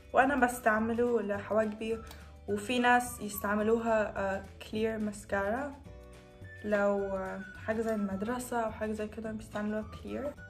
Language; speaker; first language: Arabic; non-native, learner; English